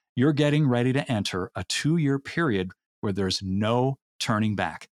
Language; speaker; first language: English; native; English